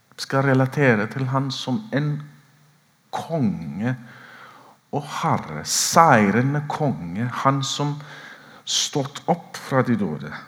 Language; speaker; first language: Norwegian; non-native, fluent; Oromo